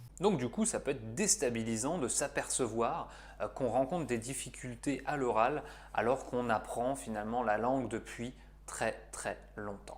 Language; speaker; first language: French; native; French